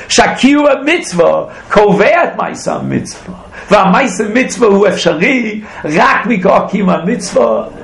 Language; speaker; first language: Hebrew; non-native, fluent; English